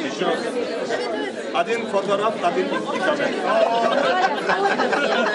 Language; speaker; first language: Russian; non-native, learner; Turkish